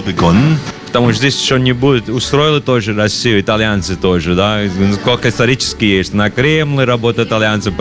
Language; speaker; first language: Russian; non-native, learner; Italian